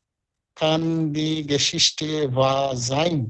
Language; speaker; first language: German; non-native, fluent; Bangla